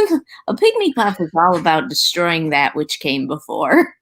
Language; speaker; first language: English; native; English